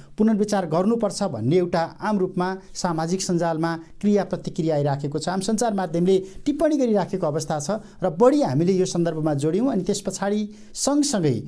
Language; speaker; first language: Nepali; native; Nepali